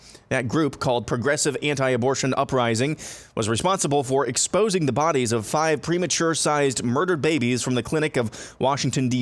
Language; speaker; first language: English; native; English